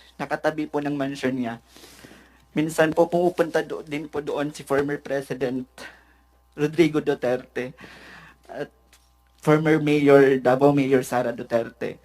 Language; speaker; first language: Filipino; native; Filipino